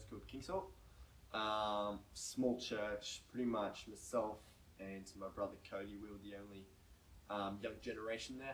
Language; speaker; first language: English; native; English